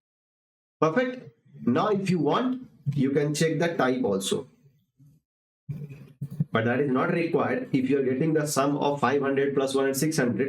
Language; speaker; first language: English; non-native, local second language; Hindi